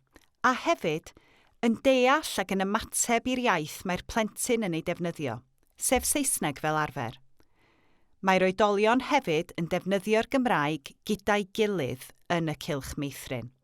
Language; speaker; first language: Welsh; native; Welsh